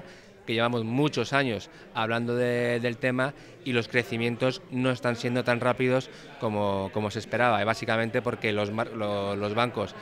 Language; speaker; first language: Spanish; native; Spanish